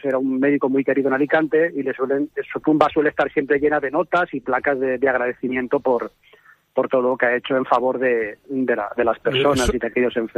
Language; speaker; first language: Spanish; native; Spanish